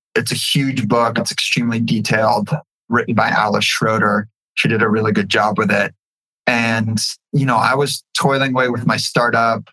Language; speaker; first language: English; native; English